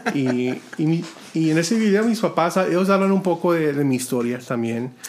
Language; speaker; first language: Spanish; early bilingual, heritage; Spanish